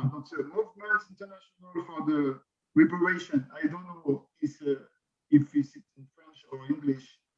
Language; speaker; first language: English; non-native, learner; French